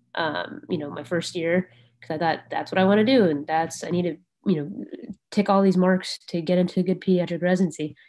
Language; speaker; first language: English; native; English